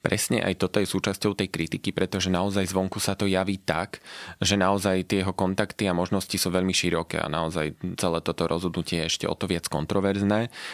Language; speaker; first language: Slovak; native; Slovak